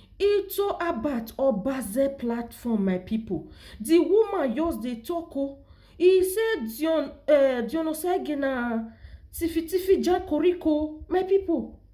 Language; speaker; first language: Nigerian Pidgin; non-native, local second language; Yoruba